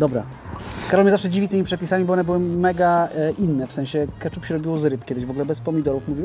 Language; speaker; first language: Polish; native; Polish